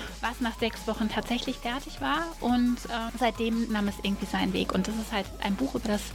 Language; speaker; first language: German; native; German